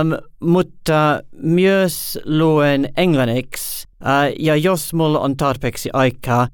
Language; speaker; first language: Finnish; non-native, learner; English